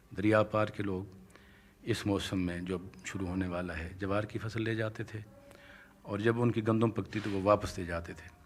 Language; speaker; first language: Urdu; non-native, local second language; Saraiki